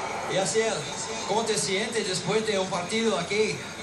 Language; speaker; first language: Spanish; non-native, learner; English